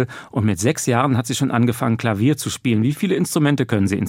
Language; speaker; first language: German; native; German